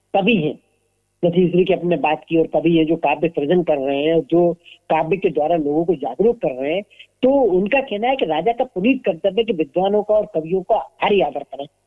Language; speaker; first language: Hindi; native; Hindi